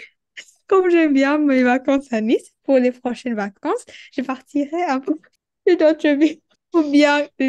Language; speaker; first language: French; non-native, learner; Indonesian